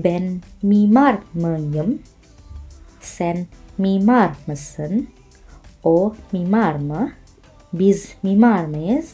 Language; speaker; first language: Turkish; non-native, fluent; Indonesian